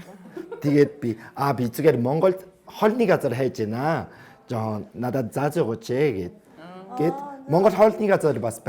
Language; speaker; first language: Mongolian; non-native, fluent; Korean